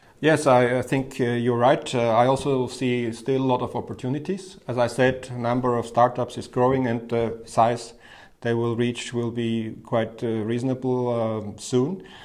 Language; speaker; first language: English; non-native, fluent; German